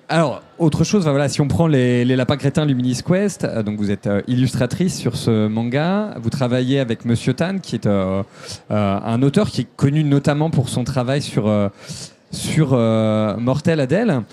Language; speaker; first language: French; native; French